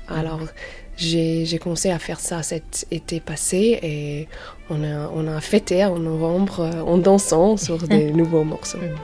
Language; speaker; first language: French; non-native, learner; English